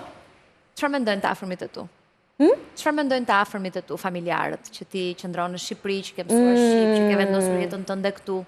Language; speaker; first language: Albanian; native; Albanian